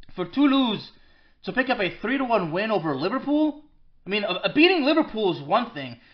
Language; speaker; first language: English; early bilingual, other home language; French